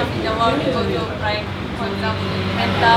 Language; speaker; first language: English; non-native, learner; Japanese